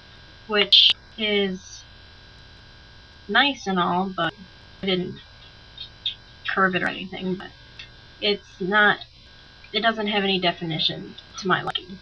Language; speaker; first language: English; native; English